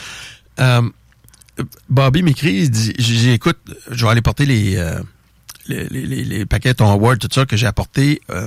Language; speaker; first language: French; native; French